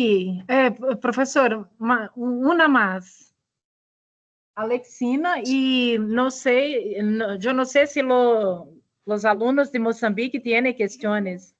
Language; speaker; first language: Spanish; non-native, learner; Portuguese